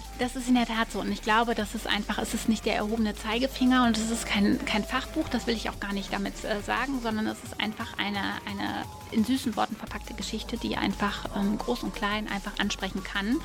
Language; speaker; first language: German; native; German